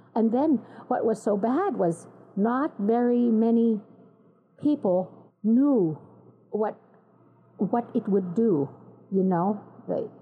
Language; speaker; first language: English; native; English